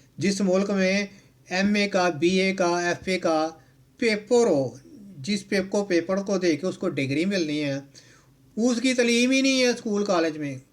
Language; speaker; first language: Urdu; non-native, local second language; Punjabi